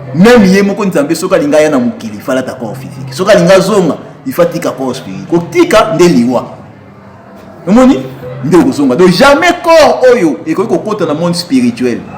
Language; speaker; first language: Lingala; non-native, local second language; Kongo